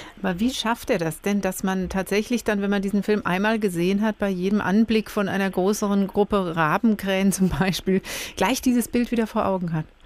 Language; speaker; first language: German; native; German